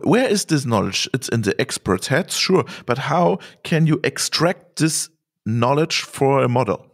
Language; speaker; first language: English; non-native, fluent; German